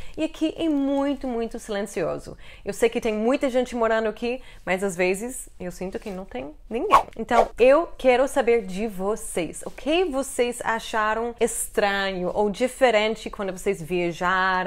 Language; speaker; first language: Portuguese; non-native, fluent; English